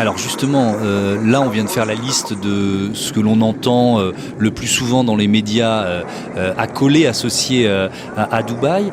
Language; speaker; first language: French; native; French